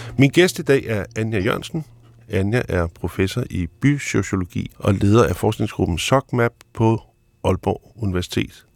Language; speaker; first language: Danish; native; Danish